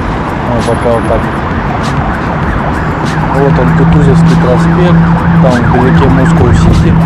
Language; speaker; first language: Russian; native; Russian